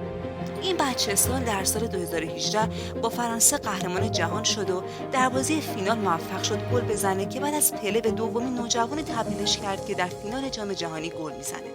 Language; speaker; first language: Persian; native; Persian